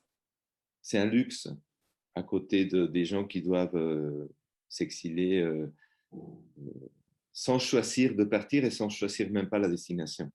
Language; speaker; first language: French; non-native, fluent; Spanish